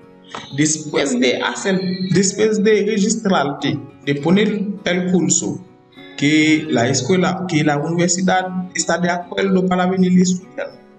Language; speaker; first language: Spanish; non-native, learner; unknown